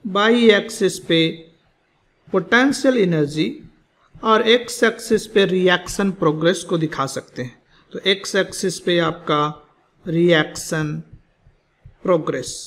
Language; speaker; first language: Hindi; native; Hindi